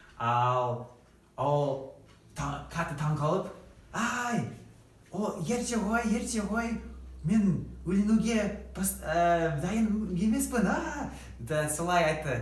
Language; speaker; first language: Kazakh; non-native, learner; English